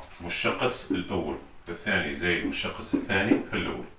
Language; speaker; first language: Arabic; native; Arabic